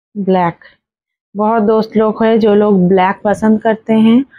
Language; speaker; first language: Hindi; non-native, local second language; Bangla